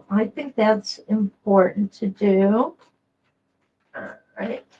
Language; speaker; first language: English; native; English